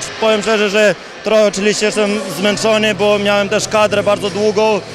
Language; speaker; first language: Polish; non-native, fluent; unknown